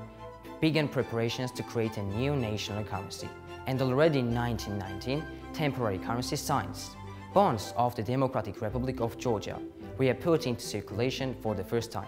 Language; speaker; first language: English; non-native, learner; Georgian